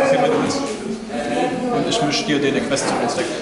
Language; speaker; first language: German; native; German